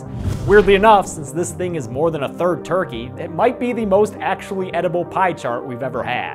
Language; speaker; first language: English; native; English